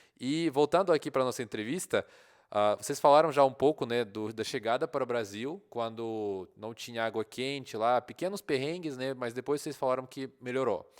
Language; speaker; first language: Portuguese; non-native, fluent; Russian